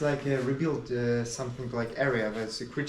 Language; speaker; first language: English; non-native, learner; Ukrainian